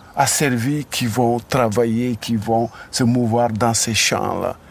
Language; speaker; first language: French; non-native, local second language; Wolof